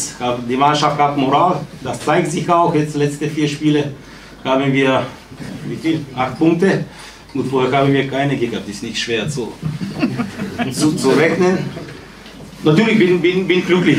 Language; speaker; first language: German; non-native, fluent; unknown